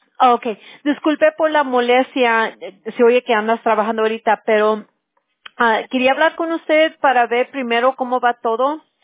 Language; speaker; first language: Spanish; early bilingual, heritage; Spanish